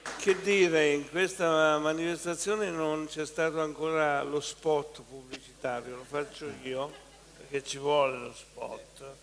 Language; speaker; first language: Italian; native; Italian